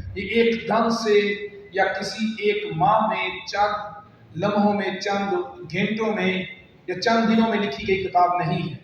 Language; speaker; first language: Urdu; non-native, local second language; Punjabi